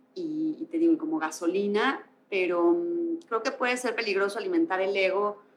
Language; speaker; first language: Spanish; native; Spanish